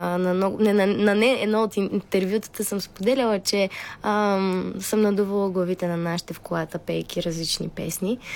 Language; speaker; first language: Bulgarian; early bilingual, heritage; Bulgarian